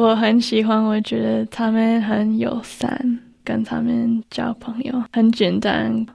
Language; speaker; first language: Chinese; early bilingual, heritage; Chinese